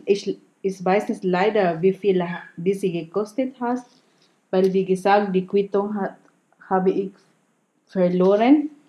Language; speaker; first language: German; non-native, learner; Filipino